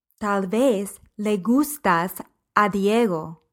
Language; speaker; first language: Spanish; non-native, fluent; English